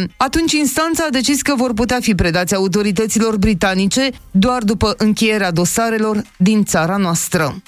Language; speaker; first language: Romanian; native; Romanian